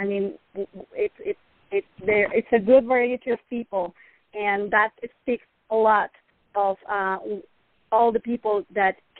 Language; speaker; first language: English; non-native, fluent; Spanish